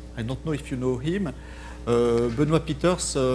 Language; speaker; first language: English; non-native, fluent; French